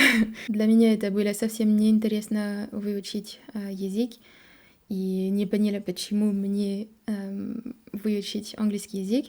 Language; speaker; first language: Russian; non-native, learner; French